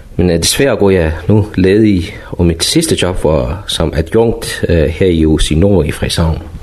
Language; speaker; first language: Danish; non-native, fluent; Persian